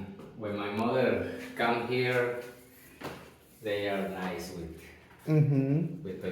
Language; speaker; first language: English; non-native, learner; Spanish